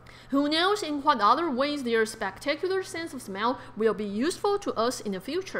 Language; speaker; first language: English; non-native, fluent; Chinese